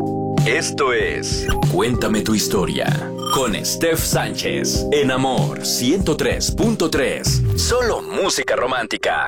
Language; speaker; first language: Spanish; native; Spanish